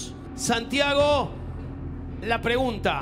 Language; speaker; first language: Spanish; native; Spanish